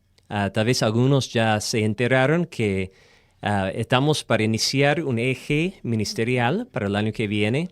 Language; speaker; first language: Spanish; non-native, fluent; English